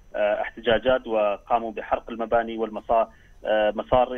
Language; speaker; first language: Arabic; non-native, learner; Kurdish